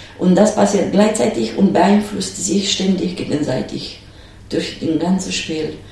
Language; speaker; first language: German; non-native, fluent; Romanian